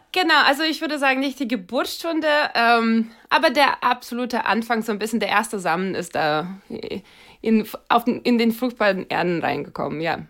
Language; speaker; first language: German; non-native, fluent; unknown